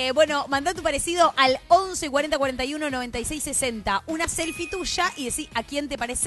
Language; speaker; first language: Spanish; native; Spanish